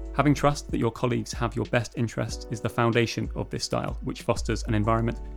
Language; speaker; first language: English; native; English